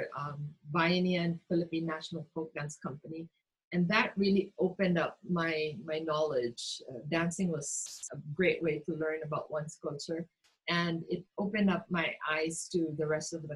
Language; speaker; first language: English; non-native, local second language; Cebuano